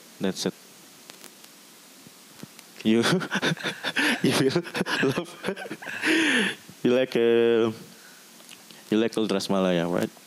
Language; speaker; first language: English; non-native, learner; Indonesian